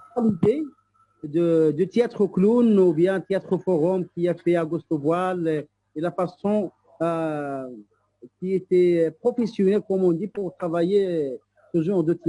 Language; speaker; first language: French; non-native, local second language; Arabic